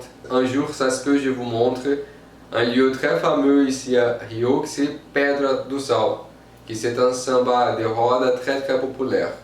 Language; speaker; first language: French; non-native, fluent; Portuguese